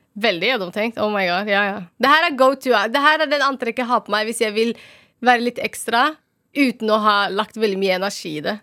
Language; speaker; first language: Norwegian; early bilingual, other home language; Somali